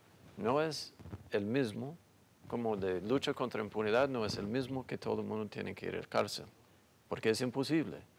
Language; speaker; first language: Spanish; non-native, fluent; English